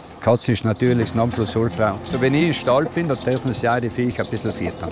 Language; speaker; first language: German; native; German